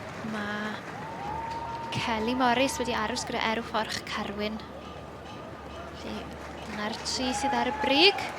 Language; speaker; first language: Welsh; native; Welsh